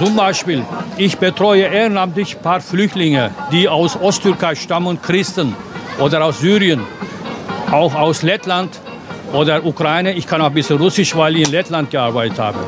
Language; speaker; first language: German; non-native, fluent; Turkish